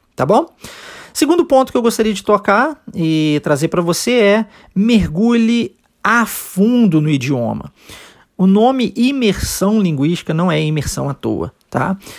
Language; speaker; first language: Portuguese; early bilingual, heritage; Portuguese